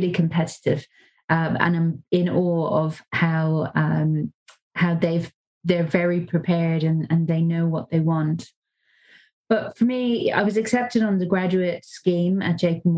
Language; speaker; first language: English; native; English